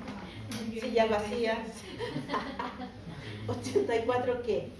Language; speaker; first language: Spanish; native; Spanish